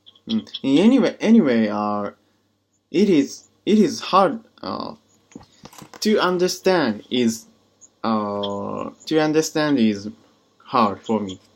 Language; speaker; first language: English; non-native, learner; Japanese